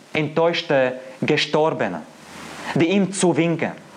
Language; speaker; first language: German; non-native, fluent; Arabic